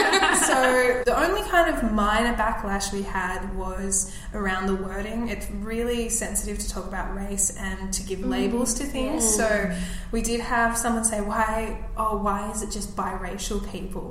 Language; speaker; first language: English; native; English